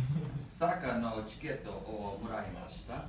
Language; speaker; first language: Japanese; non-native, learner; English